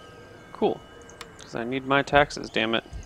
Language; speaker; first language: English; native; English